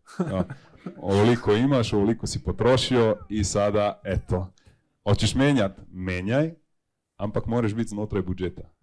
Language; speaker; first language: Slovenian; native; Slovenian